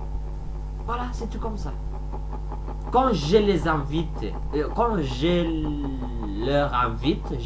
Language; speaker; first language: French; non-native, learner; Sasak